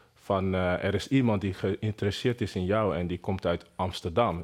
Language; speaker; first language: Dutch; non-native, fluent; Bini